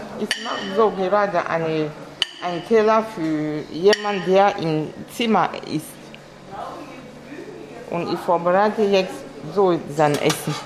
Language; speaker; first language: German; non-native, learner; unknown